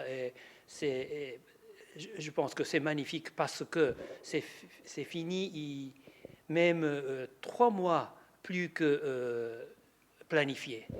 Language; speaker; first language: French; non-native, learner; Japanese